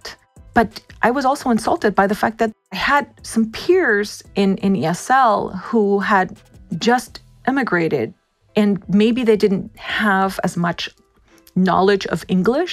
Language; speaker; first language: English; non-native, fluent; Spanish